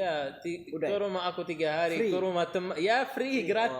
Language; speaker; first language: Indonesian; non-native, learner; Arabic